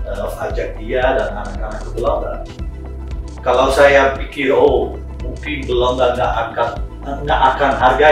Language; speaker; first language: Indonesian; non-native, fluent; Dutch